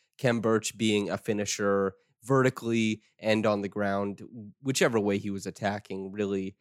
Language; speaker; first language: English; native; English